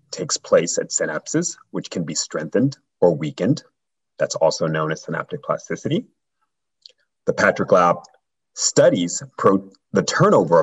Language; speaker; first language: English; native; English